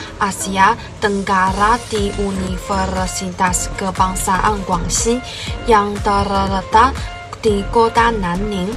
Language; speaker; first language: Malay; non-native, learner; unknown